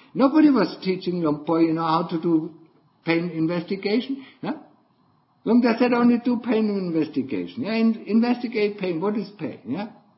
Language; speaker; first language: English; non-native, fluent; German